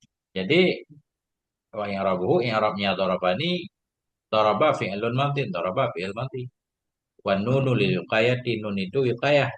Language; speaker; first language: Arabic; non-native, fluent; Indonesian